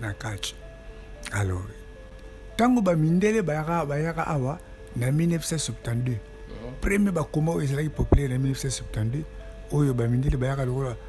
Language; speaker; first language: Lingala; non-native, local second language; Kongo